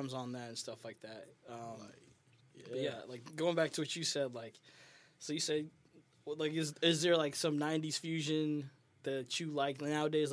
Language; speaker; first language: English; early bilingual, other home language; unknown